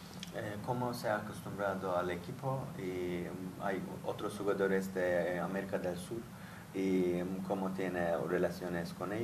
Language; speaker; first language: Spanish; non-native, fluent; Turkish